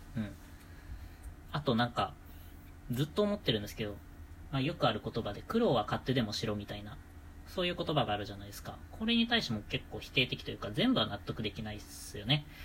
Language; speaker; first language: Japanese; native; Japanese